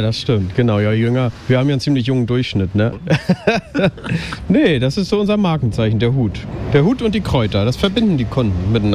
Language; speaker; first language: German; native; German